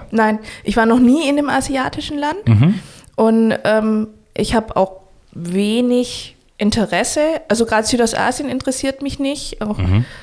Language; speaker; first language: German; native; German